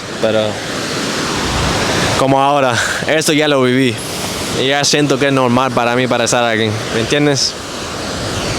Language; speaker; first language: Spanish; early bilingual, heritage; English